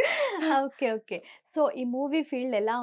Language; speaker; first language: Telugu; native; Telugu